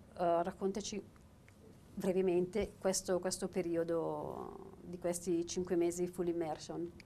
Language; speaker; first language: Italian; native; Italian